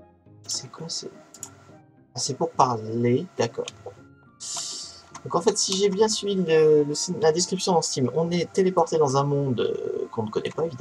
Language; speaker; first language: French; native; French